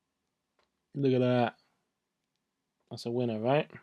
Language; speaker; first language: English; native; English